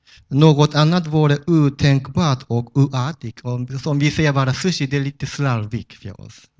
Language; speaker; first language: Swedish; non-native, fluent; Japanese